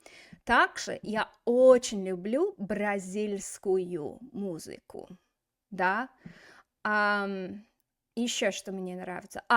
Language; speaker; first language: Russian; non-native, fluent; English